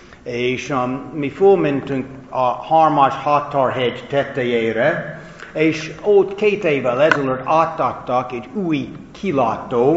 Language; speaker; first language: Hungarian; non-native, fluent; English